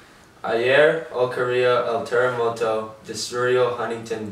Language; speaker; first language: Spanish; non-native, learner; English